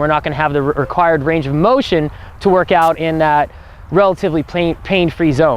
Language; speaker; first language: English; native; English